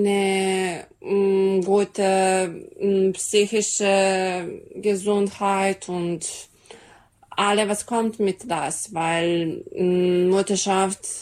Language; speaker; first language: German; non-native, learner; Serbian